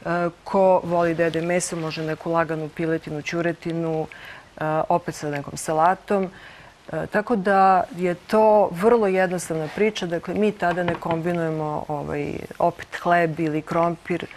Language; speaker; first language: Croatian; native; Croatian